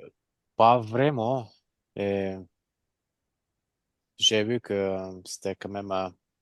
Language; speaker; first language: French; non-native, learner; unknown